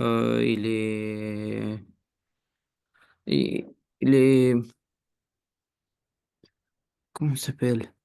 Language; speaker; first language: French; non-native, learner; Romanian